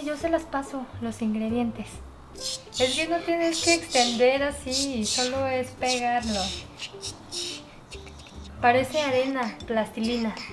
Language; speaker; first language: Spanish; non-native, fluent; Korean